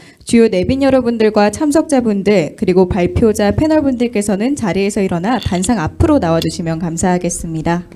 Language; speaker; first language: Korean; native; Korean